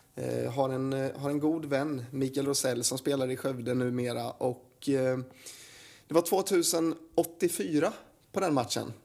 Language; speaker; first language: Swedish; native; Swedish